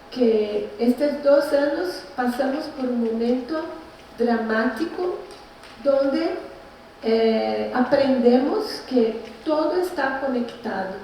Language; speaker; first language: Spanish; non-native, learner; Portuguese